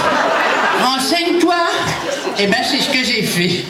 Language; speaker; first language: French; native; French